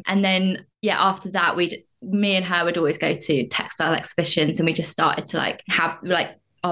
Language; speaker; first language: English; native; English